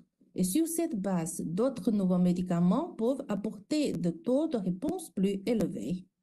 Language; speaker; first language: French; non-native, fluent; Chinese